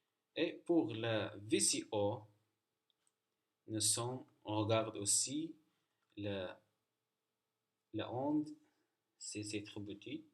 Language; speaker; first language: French; non-native, learner; Arabic